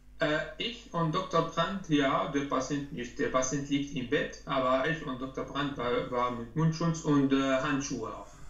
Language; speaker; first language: German; non-native, learner; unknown